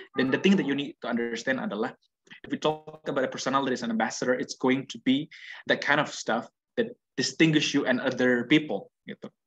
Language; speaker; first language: English; non-native, fluent; Indonesian